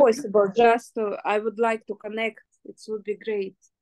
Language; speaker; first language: English; non-native, learner; Russian